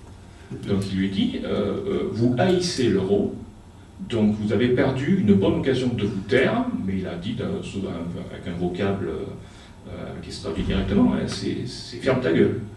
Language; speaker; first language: French; native; French